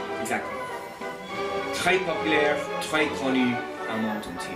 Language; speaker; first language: French; non-native, learner; English